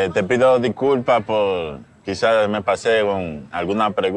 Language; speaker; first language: Spanish; native; Spanish